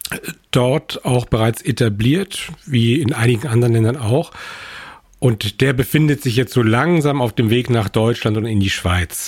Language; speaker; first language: German; native; German